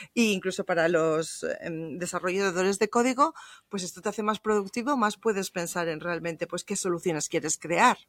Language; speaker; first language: Spanish; native; Spanish